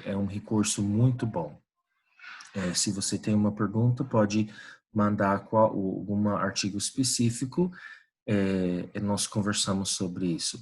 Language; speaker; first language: Portuguese; non-native, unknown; English